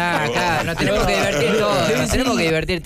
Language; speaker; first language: Spanish; native; Spanish